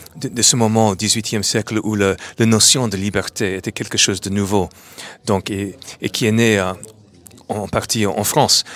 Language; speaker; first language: French; non-native, fluent; English